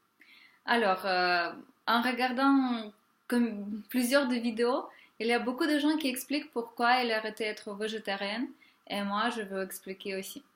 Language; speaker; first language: French; non-native, fluent; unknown